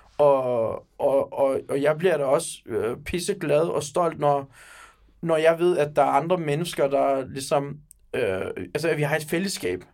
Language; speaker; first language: Danish; early bilingual, other home language; Turkish